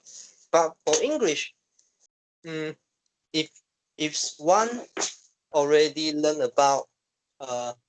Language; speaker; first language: English; non-native, local second language; Chinese